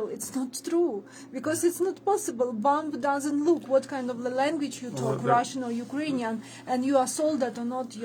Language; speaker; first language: English; non-native, learner; Ukrainian